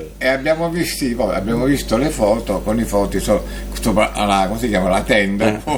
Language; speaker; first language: Italian; native; Italian